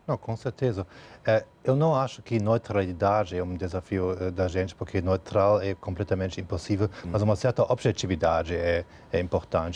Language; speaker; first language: Portuguese; non-native, fluent; German